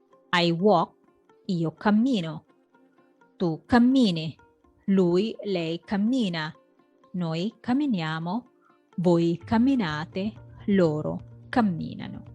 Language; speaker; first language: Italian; non-native, fluent; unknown